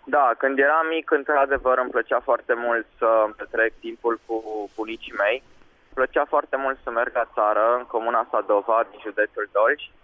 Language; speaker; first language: Romanian; native; Romanian